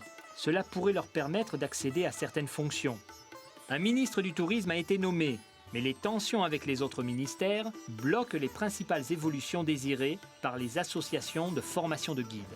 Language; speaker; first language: French; native; French